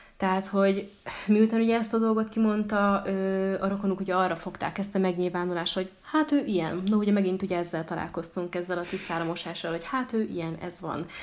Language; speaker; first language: Hungarian; early bilingual, other home language; Arabic